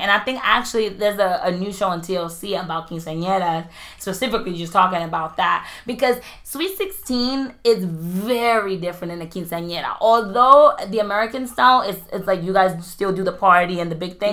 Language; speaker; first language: English; non-native, fluent; Spanish